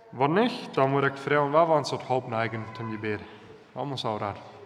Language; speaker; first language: German; non-native, local second language; Plautdietsch